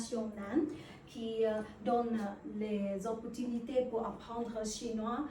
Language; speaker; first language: French; non-native, learner; Vietnamese